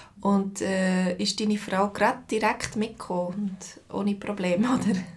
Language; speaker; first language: German; native; German